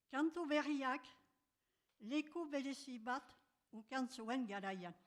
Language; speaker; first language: Basque; native; Basque